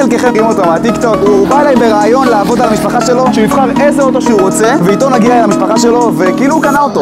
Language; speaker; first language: Hebrew; native; Hebrew